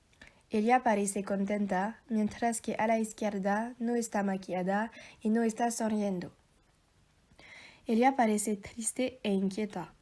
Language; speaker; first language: Spanish; non-native, learner; French